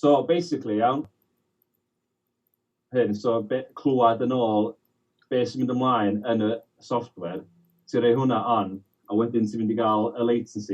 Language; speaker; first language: Welsh; native; Welsh